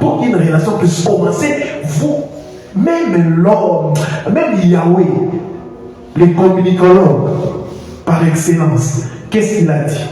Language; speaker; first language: French; non-native, local second language; Lingala